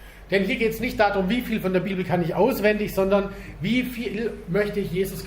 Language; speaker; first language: German; native; German